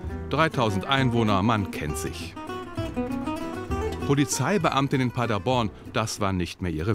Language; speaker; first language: German; native; German